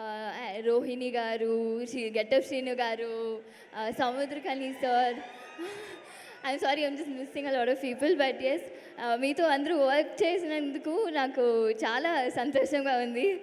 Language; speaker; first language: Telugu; non-native, learner; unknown